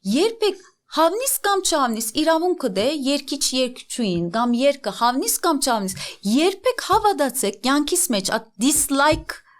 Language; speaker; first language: Armenian; native; Armenian